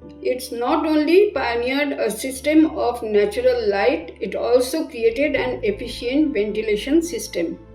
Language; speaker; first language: English; non-native, local second language; Bangla